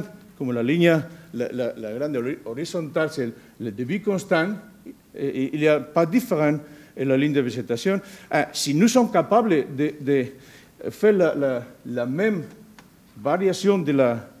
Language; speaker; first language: French; non-native, learner; Spanish